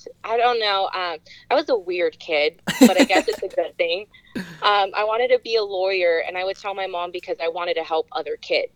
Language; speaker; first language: English; native; English